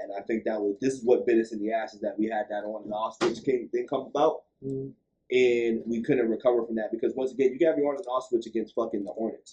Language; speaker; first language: English; native; English